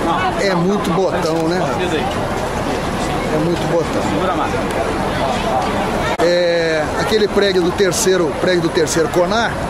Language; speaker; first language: Portuguese; native; Portuguese